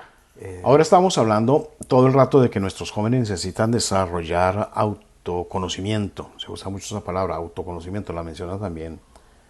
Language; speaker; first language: Spanish; native; Spanish